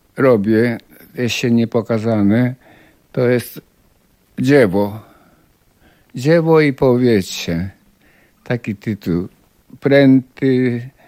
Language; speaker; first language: Polish; non-native, fluent; Japanese